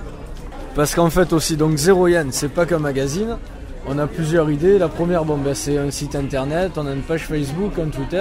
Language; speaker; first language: French; native; French